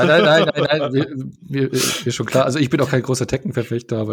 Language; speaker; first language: German; native; German